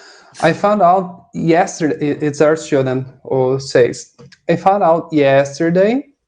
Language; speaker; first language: English; non-native, fluent; Portuguese